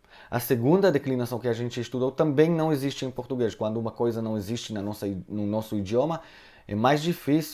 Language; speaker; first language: Portuguese; non-native, fluent; Hebrew